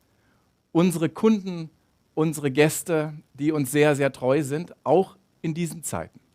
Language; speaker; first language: German; native; German